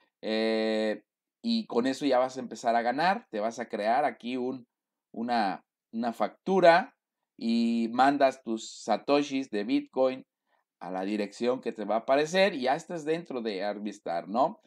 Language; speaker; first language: Spanish; native; Spanish